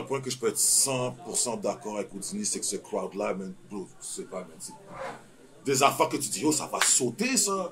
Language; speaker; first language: French; native; French